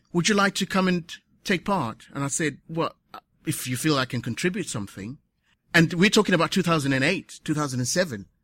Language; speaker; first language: English; non-native, local second language; Shona